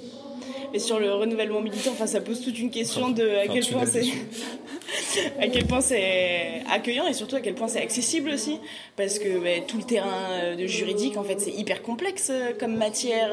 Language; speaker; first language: French; native; French